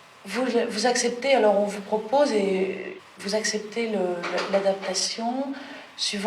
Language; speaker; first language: French; native; French